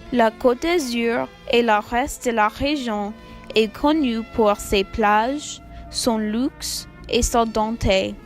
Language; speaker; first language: French; non-native, learner; English